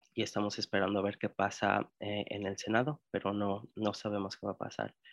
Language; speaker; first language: Spanish; early bilingual, heritage; Spanish